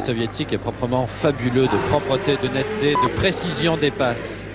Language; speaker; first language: French; native; French